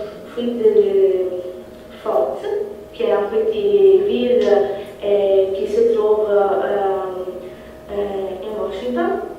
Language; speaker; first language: French; non-native, learner; Italian